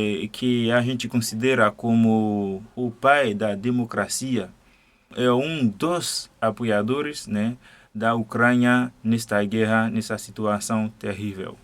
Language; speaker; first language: Portuguese; non-native, fluent; Haitian Creole